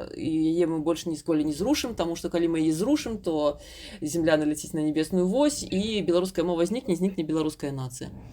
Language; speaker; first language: Belarusian; non-native, local second language; Russian